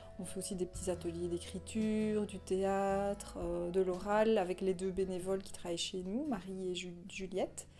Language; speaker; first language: French; native; French